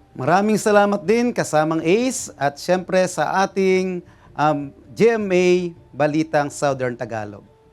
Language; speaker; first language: Filipino; native; Filipino